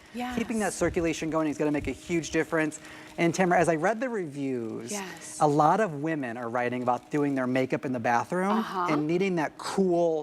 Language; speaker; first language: English; native; English